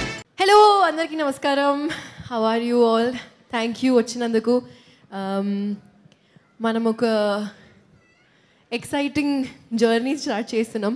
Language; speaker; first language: Telugu; non-native, local second language; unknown